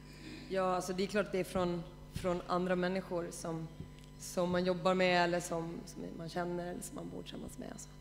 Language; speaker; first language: Swedish; native; Swedish